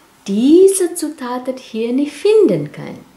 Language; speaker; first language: German; non-native, fluent; Indonesian